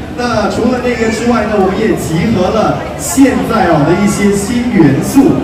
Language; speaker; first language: Chinese; native; Chinese